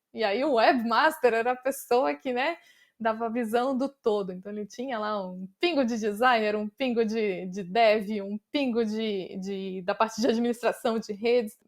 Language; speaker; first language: Portuguese; native; Portuguese